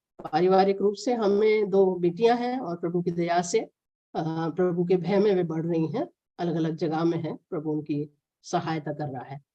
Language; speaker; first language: Hindi; non-native, local second language; Malayalam